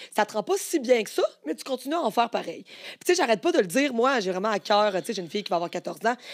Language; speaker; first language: French; native; French